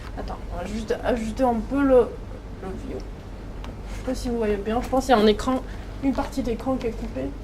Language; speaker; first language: French; non-native, fluent; Chinese